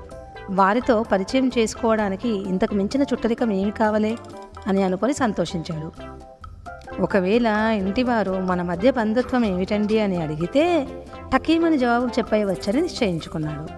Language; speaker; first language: Telugu; native; Telugu